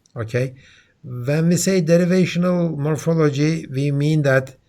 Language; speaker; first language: English; non-native, fluent; Turkish